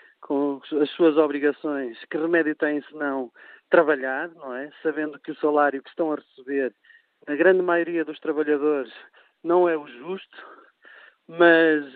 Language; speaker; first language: Portuguese; native; Portuguese